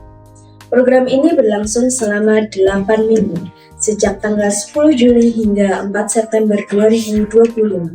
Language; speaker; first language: Indonesian; native; Indonesian